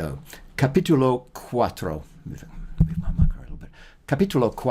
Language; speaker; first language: Spanish; non-native, learner; English